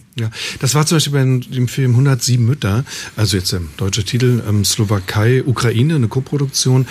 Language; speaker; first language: German; native; German